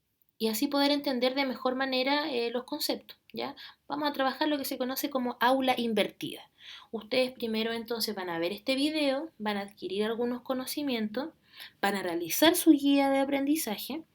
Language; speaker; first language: Spanish; native; Spanish